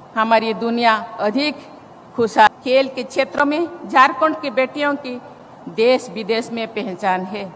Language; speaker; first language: Hindi; non-native, local second language; Santali